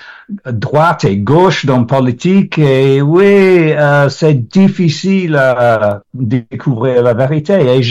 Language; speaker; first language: French; non-native, learner; English